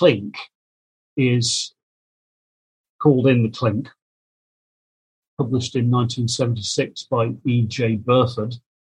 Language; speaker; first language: English; native; English